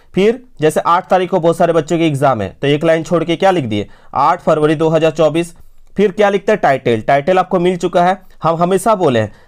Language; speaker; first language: Hindi; native; Hindi